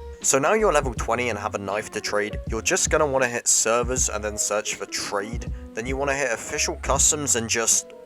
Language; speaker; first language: English; native; English